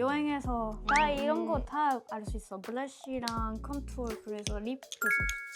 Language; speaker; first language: Korean; non-native, learner; French